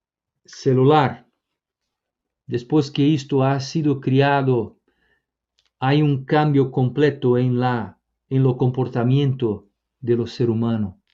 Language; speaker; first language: Spanish; non-native, fluent; Portuguese